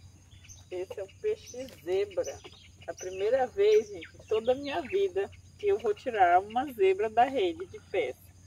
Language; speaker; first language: Portuguese; native; Portuguese